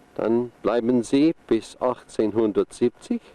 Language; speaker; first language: German; early bilingual, other home language; English